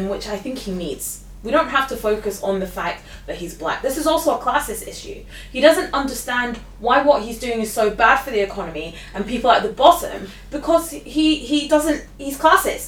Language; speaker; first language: English; native; English